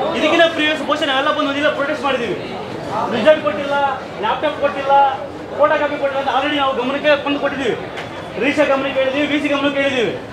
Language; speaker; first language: Kannada; native; Kannada